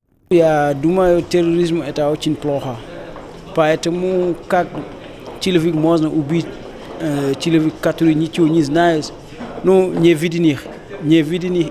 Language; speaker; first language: Russian; non-native, learner; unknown